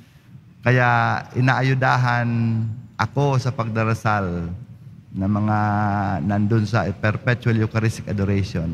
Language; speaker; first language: Filipino; native; Filipino